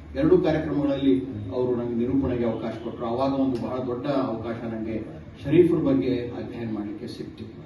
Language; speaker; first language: Kannada; native; Kannada